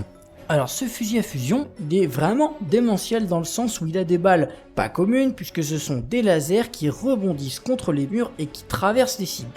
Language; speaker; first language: French; native; French